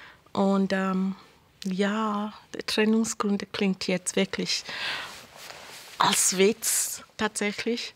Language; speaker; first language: German; non-native, fluent; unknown